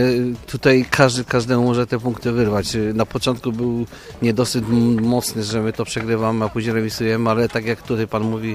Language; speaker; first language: Polish; native; Polish